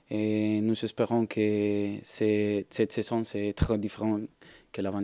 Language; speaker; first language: French; non-native, learner; Spanish